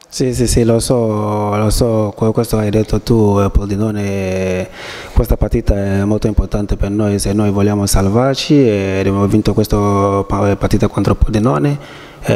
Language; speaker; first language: Italian; non-native, learner; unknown